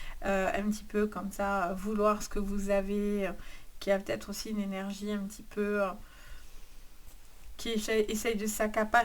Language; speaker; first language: French; native; French